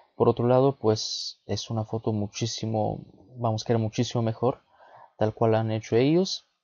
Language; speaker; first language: Spanish; early bilingual, other home language; Bulgarian